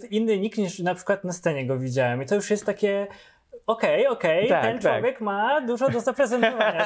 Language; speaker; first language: Polish; native; Polish